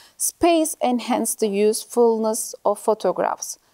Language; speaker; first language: English; non-native, learner; Turkish